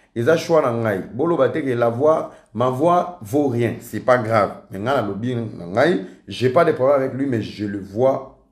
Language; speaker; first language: French; non-native, local second language; Lingala